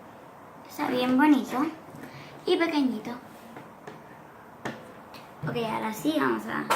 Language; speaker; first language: Spanish; early bilingual, heritage; Spanish